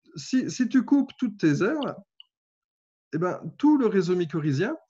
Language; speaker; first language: French; native; French